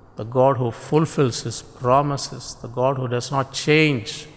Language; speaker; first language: English; non-native, local second language; Tamil